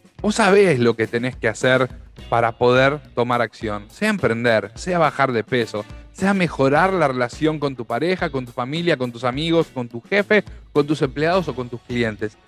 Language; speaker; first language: Spanish; native; Spanish